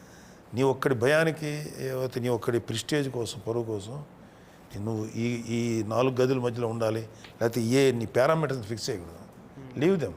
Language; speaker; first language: Telugu; native; Telugu